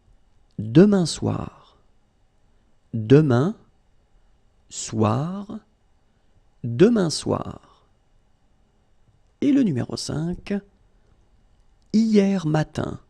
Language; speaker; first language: French; native; French